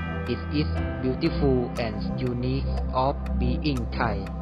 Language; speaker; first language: English; non-native, learner; Thai